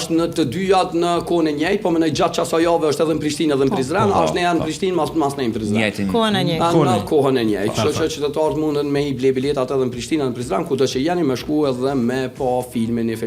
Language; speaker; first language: Albanian; native; Albanian